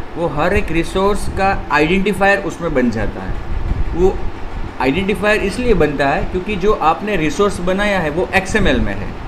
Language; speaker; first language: Hindi; non-native, local second language; Gujarati